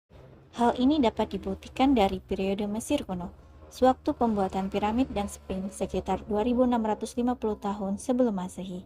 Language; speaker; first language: Indonesian; native; Indonesian